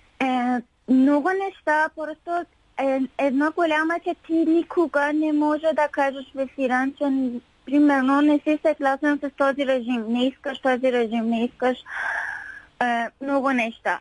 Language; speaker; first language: Bulgarian; non-native, learner; Persian